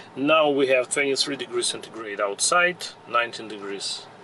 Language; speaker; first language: English; non-native, fluent; Ukrainian